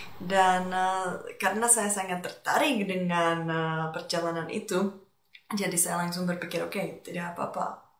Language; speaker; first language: Indonesian; non-native, fluent; Czech